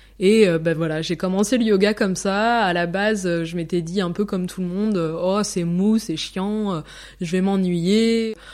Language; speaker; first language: French; native; French